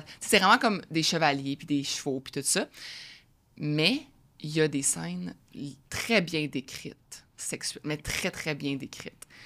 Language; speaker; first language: French; native; French